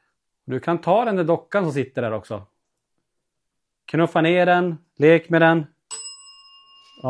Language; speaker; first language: Swedish; native; Swedish